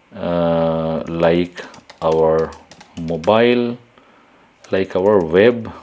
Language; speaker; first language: English; non-native, local second language; Bangla